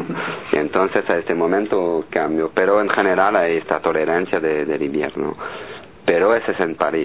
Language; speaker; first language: Spanish; non-native, fluent; French